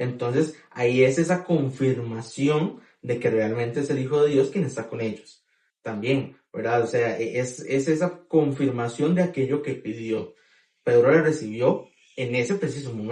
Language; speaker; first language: Spanish; native; Spanish